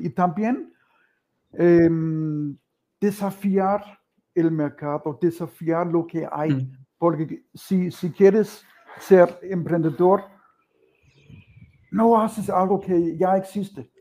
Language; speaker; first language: Spanish; non-native, fluent; Danish